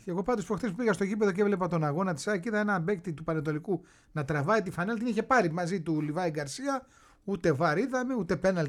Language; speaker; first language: Greek; native; Greek